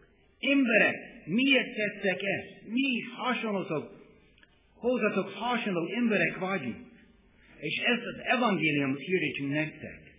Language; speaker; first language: Hungarian; non-native, fluent; English